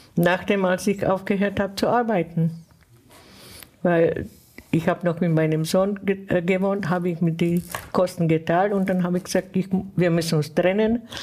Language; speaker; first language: German; non-native, fluent; Czech